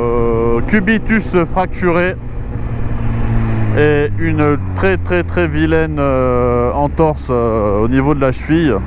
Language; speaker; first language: French; native; French